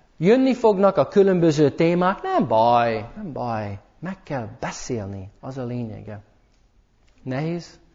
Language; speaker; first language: Hungarian; early bilingual, heritage; English